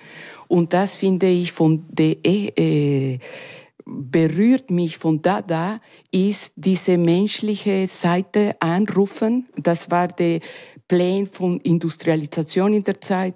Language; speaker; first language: German; non-native, learner; Spanish